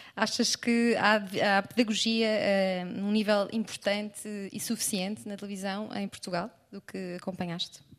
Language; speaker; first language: Portuguese; native; Portuguese